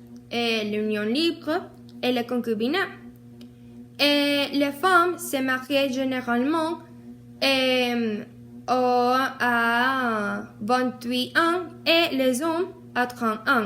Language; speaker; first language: French; non-native, learner; Spanish